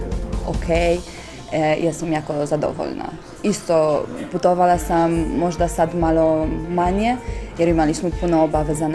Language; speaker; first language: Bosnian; non-native, fluent; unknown